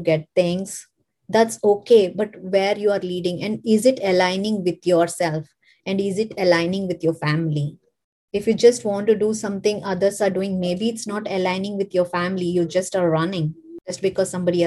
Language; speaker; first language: English; non-native, local second language; Kannada